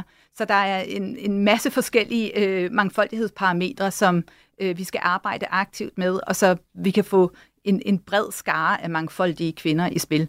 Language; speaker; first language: Danish; native; Danish